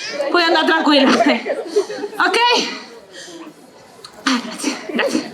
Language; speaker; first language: Italian; non-native, learner; Spanish